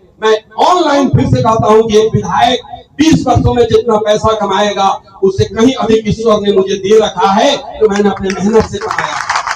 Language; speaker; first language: Hindi; native; Hindi